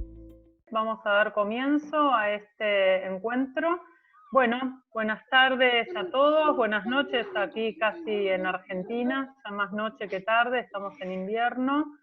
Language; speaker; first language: Spanish; native; Spanish